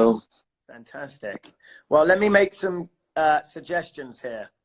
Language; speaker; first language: English; native; English